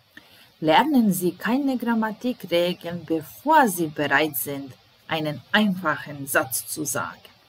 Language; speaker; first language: German; non-native, fluent; Serbian